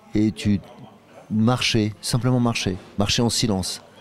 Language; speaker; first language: French; native; French